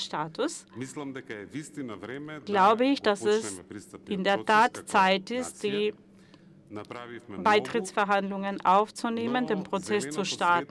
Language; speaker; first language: German; non-native, fluent; Macedonian